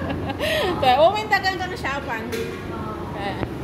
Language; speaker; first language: Chinese; non-native, learner; Filipino